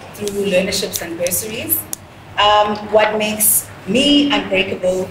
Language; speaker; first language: English; non-native, local second language; Zulu